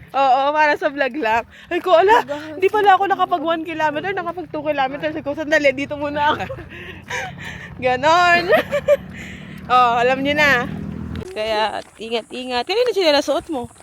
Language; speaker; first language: Filipino; native; Filipino